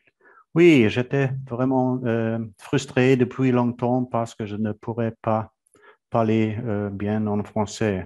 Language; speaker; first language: French; non-native, fluent; German